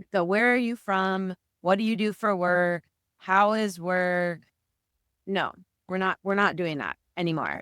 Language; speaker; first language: English; native; English